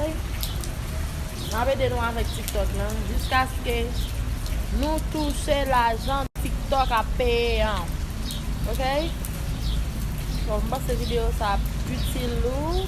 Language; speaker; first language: French; non-native, learner; Haitian Creole